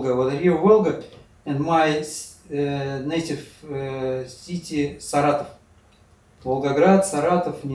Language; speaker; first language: English; non-native, learner; Russian